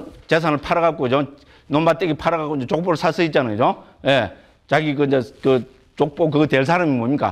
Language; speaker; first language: Korean; native; Korean